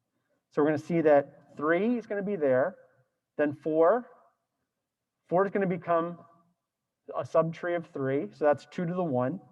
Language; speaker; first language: English; native; English